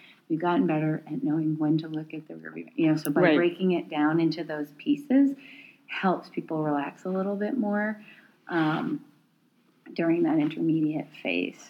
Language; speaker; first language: English; native; English